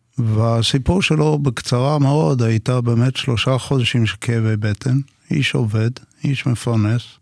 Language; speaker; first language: Hebrew; non-native, fluent; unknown